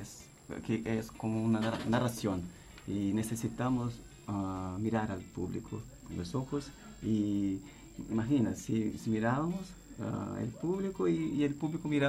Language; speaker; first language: Spanish; non-native, fluent; Portuguese